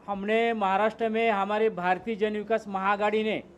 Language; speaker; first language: Hindi; non-native, local second language; Marathi